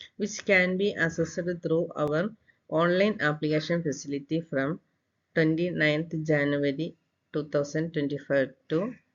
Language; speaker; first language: English; non-native, local second language; Malayalam